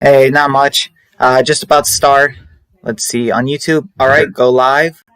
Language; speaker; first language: English; native; English